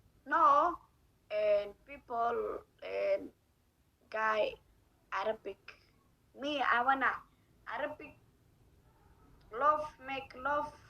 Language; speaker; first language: English; non-native, learner; Somali